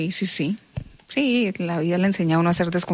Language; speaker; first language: Spanish; native; Spanish